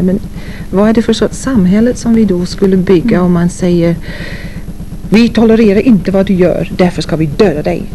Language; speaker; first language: Swedish; non-native, fluent; English